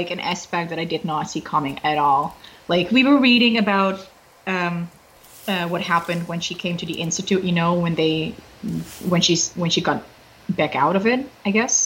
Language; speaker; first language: English; non-native, fluent; Dutch